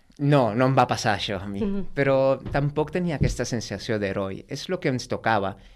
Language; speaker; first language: Catalan; non-native, fluent; Dutch